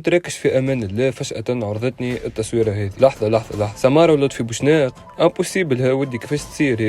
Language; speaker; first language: Arabic; native; Arabic